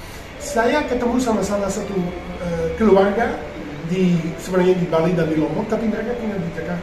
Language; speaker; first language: Indonesian; non-native, fluent; Dutch